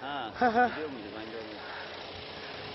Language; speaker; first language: Turkish; native; Turkish